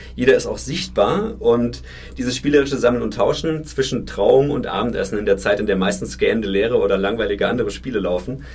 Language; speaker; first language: German; native; German